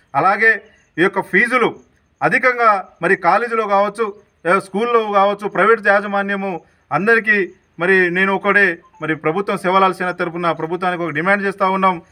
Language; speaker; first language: Telugu; non-native, local second language; Lambadi